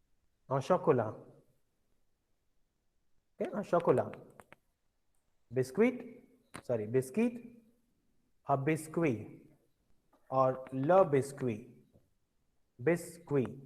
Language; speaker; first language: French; non-native, fluent; Hindi